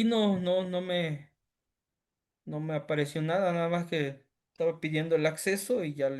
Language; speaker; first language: Spanish; native; Spanish